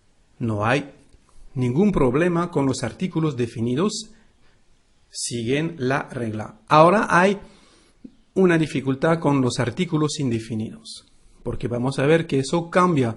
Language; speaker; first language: Spanish; non-native, fluent; French